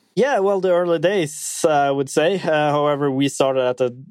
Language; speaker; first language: English; non-native, fluent; Norwegian